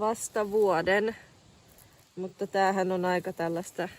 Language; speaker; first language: Finnish; native; Finnish